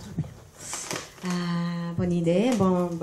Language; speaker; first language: French; non-native, fluent; Finnish